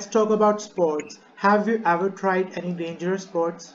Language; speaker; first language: English; non-native, local second language; Hindi